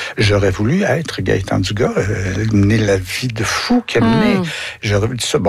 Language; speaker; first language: French; native; French